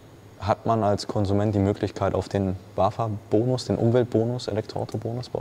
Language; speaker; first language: German; native; German